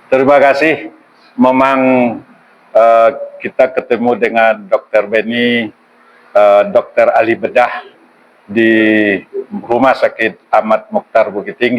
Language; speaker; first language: Indonesian; non-native, local second language; Minangkabau